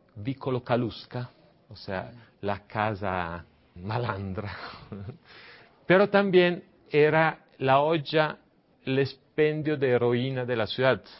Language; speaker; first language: Spanish; non-native, fluent; Italian